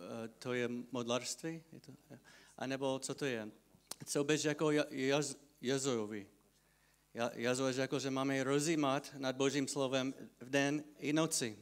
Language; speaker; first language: Czech; non-native, fluent; English